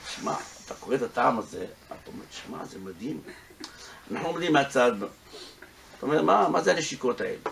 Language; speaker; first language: Hebrew; native; Hebrew